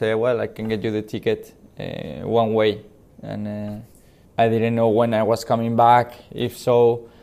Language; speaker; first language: English; non-native, fluent; Spanish